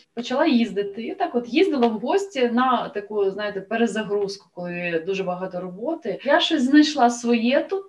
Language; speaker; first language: Ukrainian; native; Ukrainian